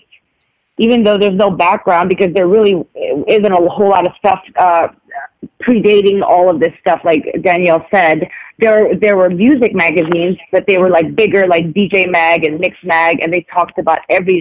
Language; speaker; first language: English; non-native, local second language; Filipino